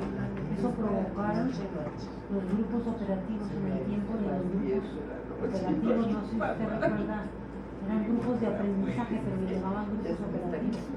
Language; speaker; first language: Spanish; native; Spanish